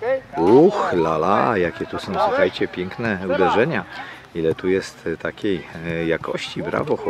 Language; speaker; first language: Polish; native; Polish